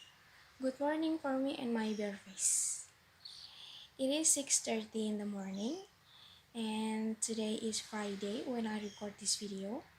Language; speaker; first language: English; non-native, learner; Indonesian